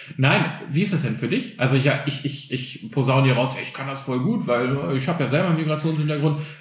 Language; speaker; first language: German; early bilingual, other home language; Albanian